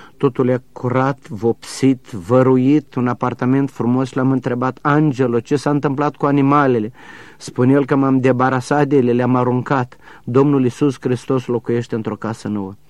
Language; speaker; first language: Romanian; native; Romanian